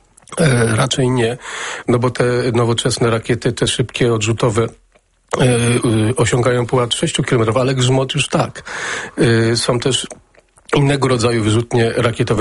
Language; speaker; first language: Polish; native; Polish